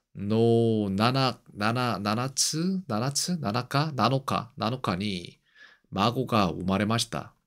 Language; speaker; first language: Japanese; non-native, learner; Korean